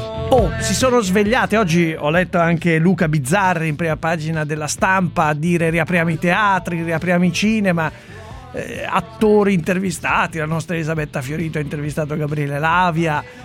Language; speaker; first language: Italian; native; Italian